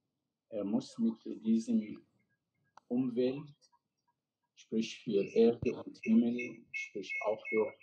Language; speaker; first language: German; non-native, fluent; Arabic